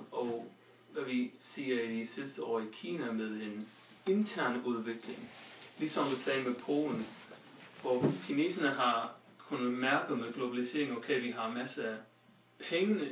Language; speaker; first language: Danish; non-native, fluent; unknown